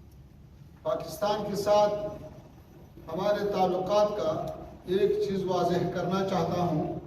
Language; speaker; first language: Hindi; non-native, fluent; Pashto